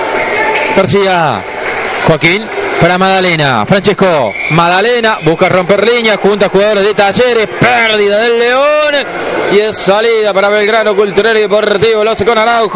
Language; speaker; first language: Spanish; native; Spanish